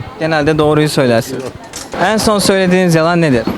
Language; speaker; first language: Turkish; native; Turkish